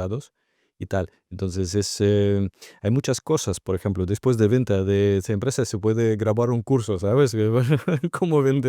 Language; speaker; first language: Spanish; non-native, fluent; Russian